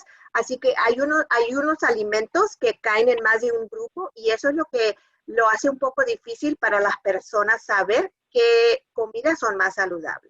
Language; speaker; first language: Spanish; early bilingual, other home language; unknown